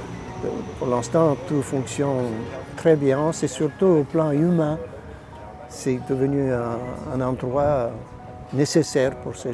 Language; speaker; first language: French; non-native, fluent; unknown